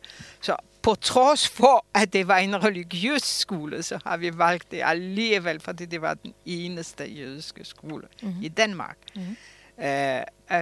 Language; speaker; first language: Danish; non-native, fluent; Polish